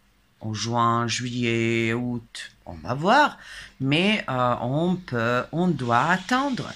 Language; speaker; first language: French; non-native, fluent; Serbian